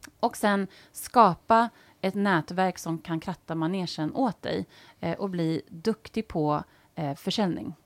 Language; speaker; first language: Swedish; native; Swedish